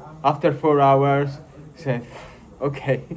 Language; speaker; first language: English; non-native, fluent; Italian